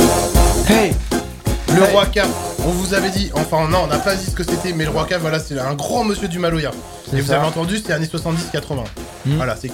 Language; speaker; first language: French; native; French